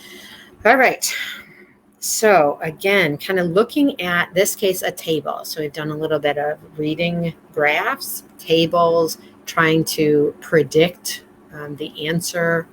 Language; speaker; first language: English; native; English